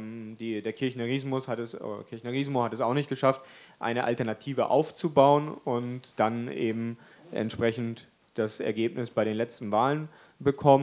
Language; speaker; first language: German; native; German